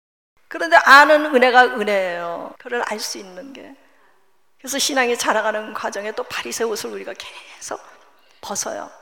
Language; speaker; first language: Korean; native; Korean